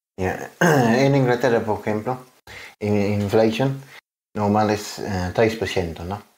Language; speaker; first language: Spanish; non-native, learner; English